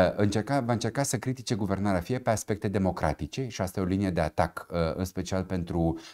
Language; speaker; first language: Romanian; native; Romanian